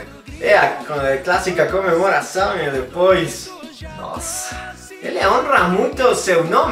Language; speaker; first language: Portuguese; non-native, learner; Spanish